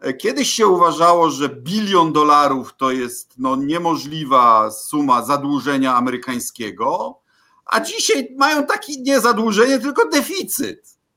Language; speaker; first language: Polish; native; Polish